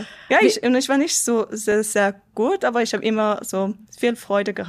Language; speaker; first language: German; non-native, local second language; French